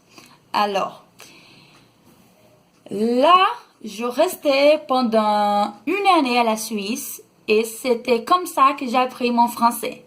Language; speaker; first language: French; non-native, learner; Portuguese